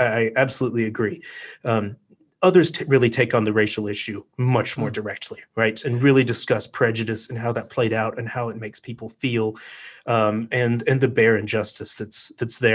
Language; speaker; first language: English; native; English